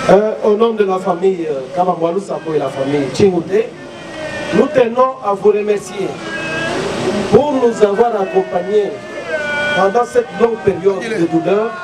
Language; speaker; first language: French; non-native, local second language; Lingala